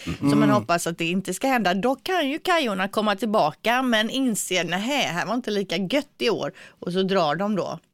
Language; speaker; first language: Swedish; native; Swedish